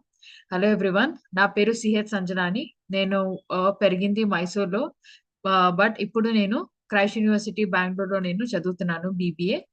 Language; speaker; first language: Telugu; early bilingual, heritage; Telugu